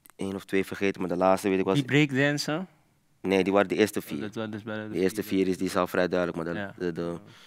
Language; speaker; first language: Dutch; early bilingual, other home language; Papiamento